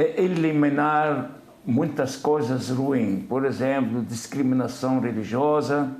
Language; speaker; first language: Portuguese; non-native, fluent; Arabic